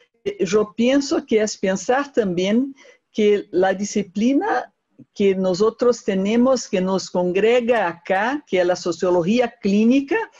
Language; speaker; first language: Spanish; non-native, fluent; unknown